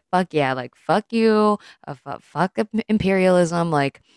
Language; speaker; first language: English; early bilingual, other home language; Filipino